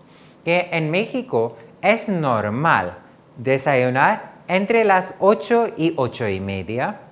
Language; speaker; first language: Spanish; non-native, fluent; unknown